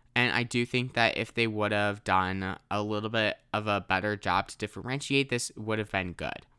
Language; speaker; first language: English; native; English